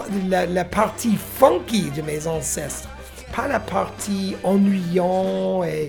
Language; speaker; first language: French; non-native, fluent; English